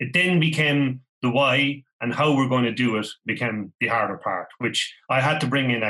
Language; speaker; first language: English; native; English